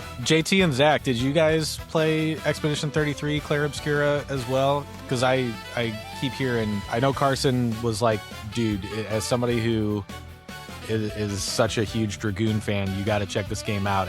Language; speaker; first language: English; native; English